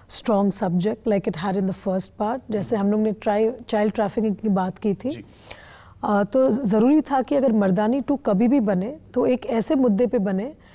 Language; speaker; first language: Hindi; non-native, local second language; Bangla